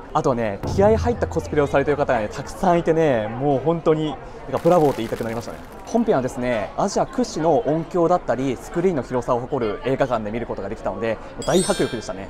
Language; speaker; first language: Japanese; native; Japanese